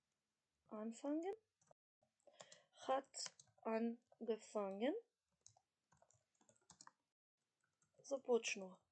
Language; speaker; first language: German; non-native, fluent; Macedonian